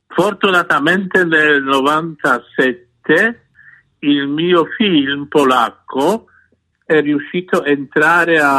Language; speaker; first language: Italian; non-native, fluent; Polish